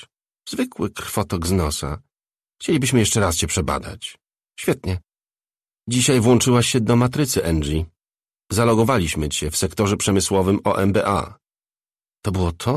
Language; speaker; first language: Polish; native; Polish